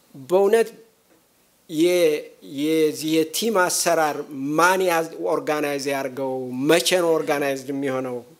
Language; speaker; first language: English; non-native, local second language; Amharic